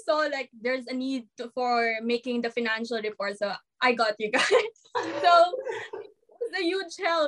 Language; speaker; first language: English; non-native, local second language; Filipino